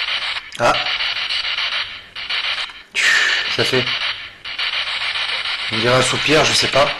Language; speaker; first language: French; native; French